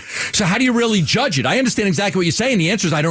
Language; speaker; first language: English; native; English